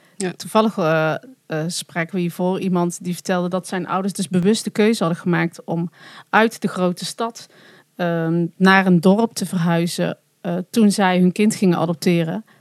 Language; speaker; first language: Dutch; native; Dutch